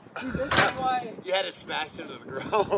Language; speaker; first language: English; native; English